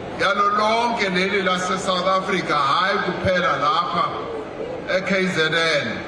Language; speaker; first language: Zulu; non-native, local second language; Venda